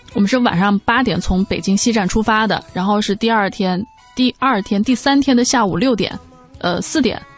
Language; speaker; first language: Chinese; native; Chinese